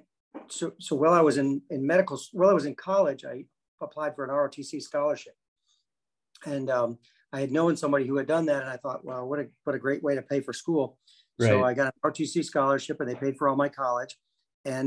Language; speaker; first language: English; native; English